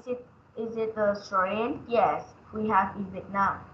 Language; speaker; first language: English; non-native, learner; Vietnamese